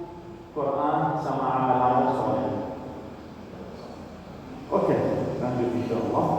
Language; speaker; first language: Indonesian; non-native, learner; Arabic